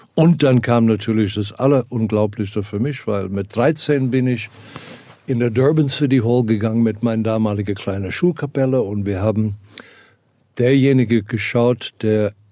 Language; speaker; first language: German; non-native, fluent; Afrikaans